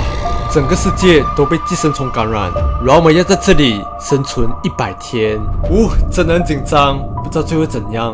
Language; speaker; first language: Chinese; native; Chinese